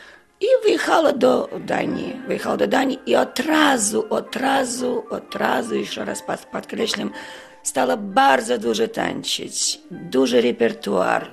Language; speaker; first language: Polish; non-native, fluent; Russian